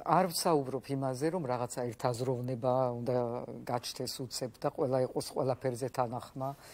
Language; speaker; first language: Georgian; early bilingual, heritage; Georgian